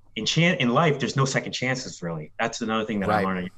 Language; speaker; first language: English; native; English